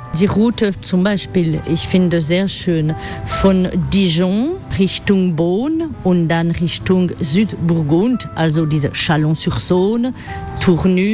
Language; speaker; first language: German; non-native, fluent; French